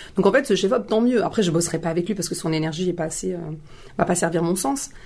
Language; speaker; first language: French; native; French